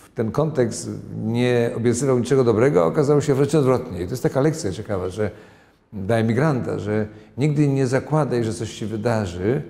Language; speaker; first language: Polish; native; Polish